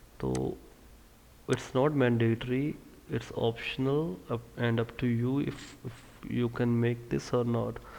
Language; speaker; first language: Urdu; non-native, local second language; Punjabi